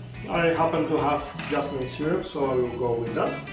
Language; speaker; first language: English; non-native, fluent; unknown